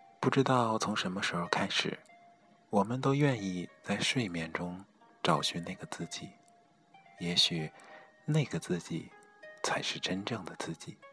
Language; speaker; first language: Chinese; native; Chinese